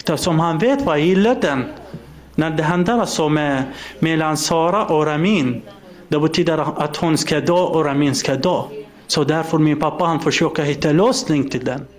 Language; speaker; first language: Swedish; non-native, learner; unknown